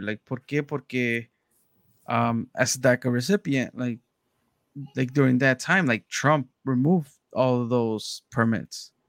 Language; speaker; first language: English; early bilingual, other home language; Spanish